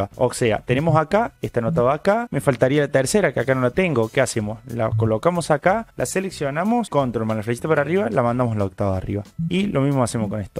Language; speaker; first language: Spanish; native; Spanish